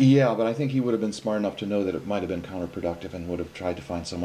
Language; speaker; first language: English; native; English